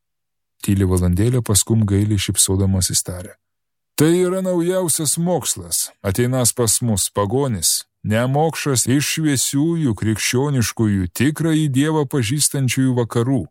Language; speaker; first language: Lithuanian; native; Lithuanian